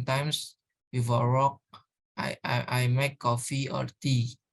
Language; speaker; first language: English; non-native, learner; Indonesian